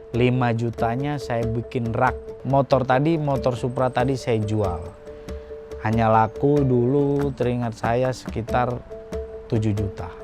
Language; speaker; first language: Indonesian; native; Indonesian